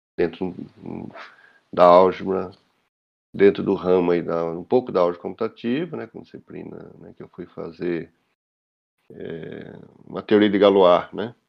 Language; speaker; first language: Portuguese; native; Portuguese